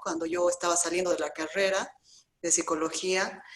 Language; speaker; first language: Spanish; native; Spanish